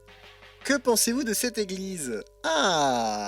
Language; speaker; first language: French; native; French